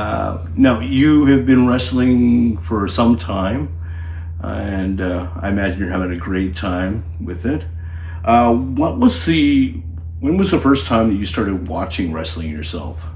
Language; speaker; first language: English; native; English